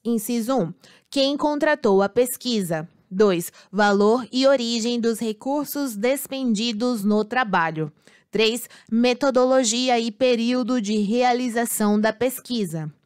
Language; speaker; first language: Portuguese; native; Portuguese